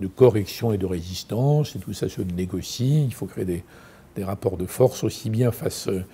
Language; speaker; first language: French; native; French